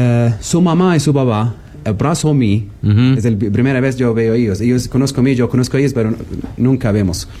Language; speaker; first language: Spanish; non-native, learner; Arabic